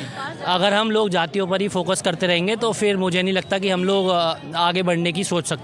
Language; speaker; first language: Hindi; native; Hindi